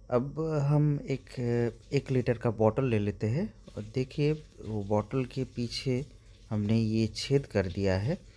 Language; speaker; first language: Hindi; non-native, local second language; Bangla